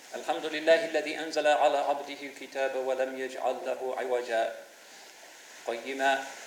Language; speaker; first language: Arabic; non-native, fluent; English